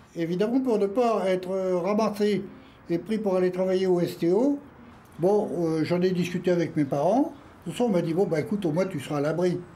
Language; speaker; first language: French; native; French